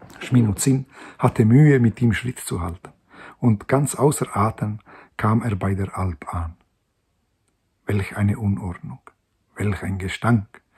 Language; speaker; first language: German; non-native, local second language; Romansh